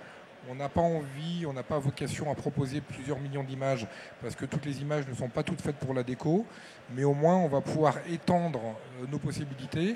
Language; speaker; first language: French; native; French